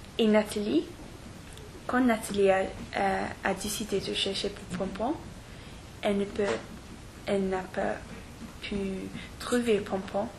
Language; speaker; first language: French; non-native, learner; English